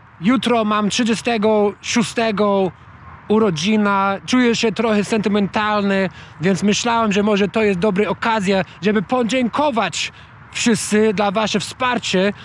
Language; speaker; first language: Polish; non-native, learner; English